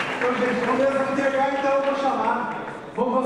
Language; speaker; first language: Portuguese; native; Portuguese